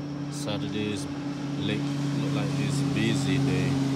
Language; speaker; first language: English; non-native, learner; Indonesian